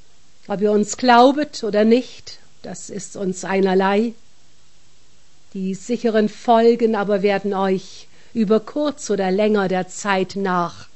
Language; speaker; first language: German; native; German